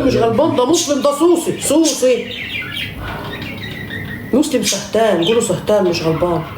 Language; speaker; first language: Arabic; native; Arabic